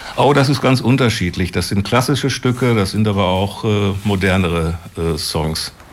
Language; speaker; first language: German; native; German